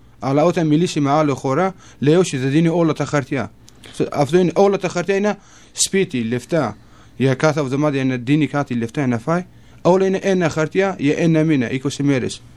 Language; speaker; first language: Greek; non-native, learner; Kurdish